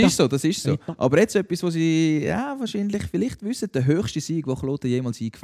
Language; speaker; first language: German; native; German